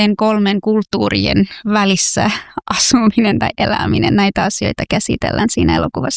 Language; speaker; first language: Finnish; non-native, fluent; Persian